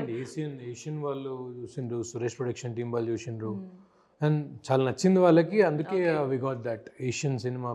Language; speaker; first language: Telugu; native; Telugu